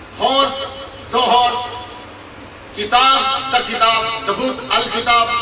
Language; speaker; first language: Urdu; non-native, local second language; Punjabi